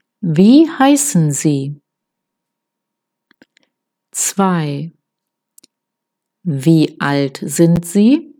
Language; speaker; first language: German; non-native, fluent; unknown